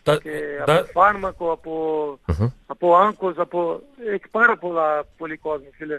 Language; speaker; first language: Greek; non-native, learner; Portuguese